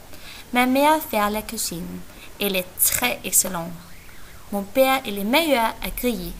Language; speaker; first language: French; non-native, learner; Danish